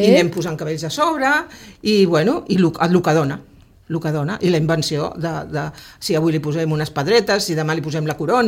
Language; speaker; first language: Catalan; native; Catalan